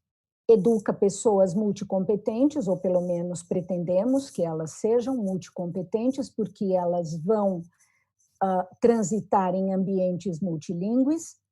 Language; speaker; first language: Portuguese; native; Portuguese